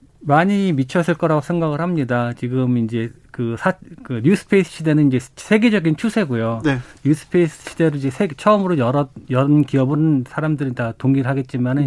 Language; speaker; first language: Korean; native; Korean